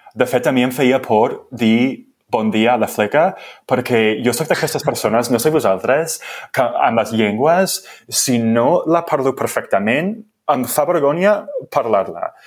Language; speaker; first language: Catalan; non-native, fluent; English